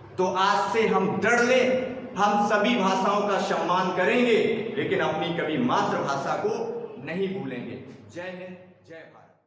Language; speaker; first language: Hindi; native; Hindi